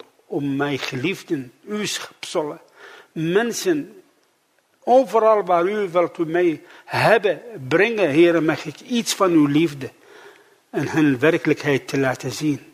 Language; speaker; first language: Dutch; non-native, fluent; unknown